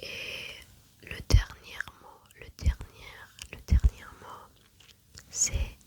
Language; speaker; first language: French; non-native, learner; German